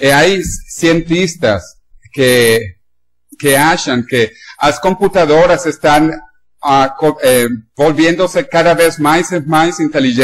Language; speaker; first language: Spanish; non-native, learner; Portuguese